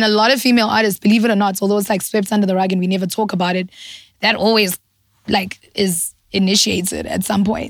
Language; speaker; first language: English; non-native, local second language; Zulu